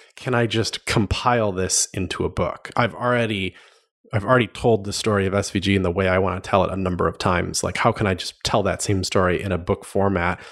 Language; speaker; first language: English; native; English